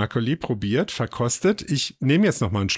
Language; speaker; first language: German; native; German